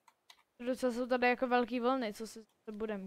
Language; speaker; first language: Czech; native; Czech